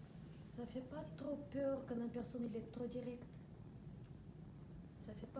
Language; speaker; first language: French; non-native, learner; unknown